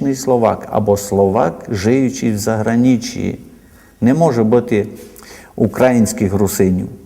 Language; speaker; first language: Ukrainian; native; Ukrainian